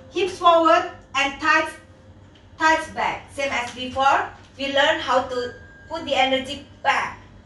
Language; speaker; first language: English; non-native, learner; Indonesian